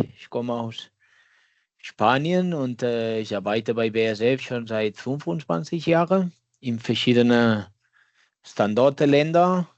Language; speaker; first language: German; non-native, fluent; Catalan